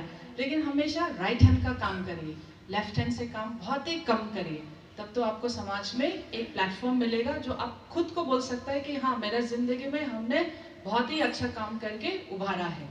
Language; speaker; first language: Hindi; non-native, local second language; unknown